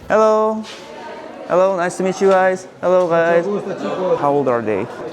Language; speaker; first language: English; non-native, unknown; Korean